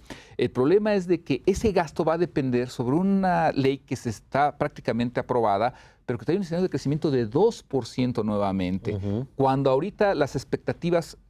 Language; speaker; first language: Spanish; native; Spanish